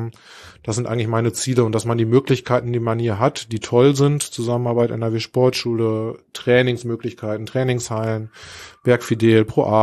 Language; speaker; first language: German; native; German